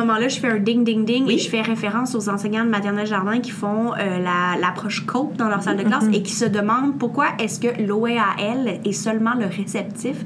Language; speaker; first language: French; native; French